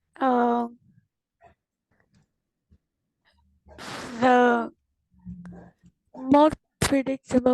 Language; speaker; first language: English; non-native, learner; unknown